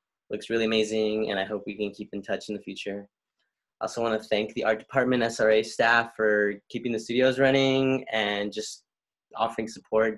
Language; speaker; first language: English; early bilingual, other home language; Spanish